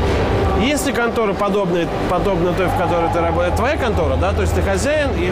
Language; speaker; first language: Russian; native; Russian